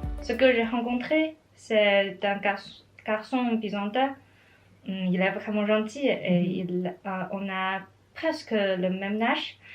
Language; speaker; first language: French; non-native, learner; Chinese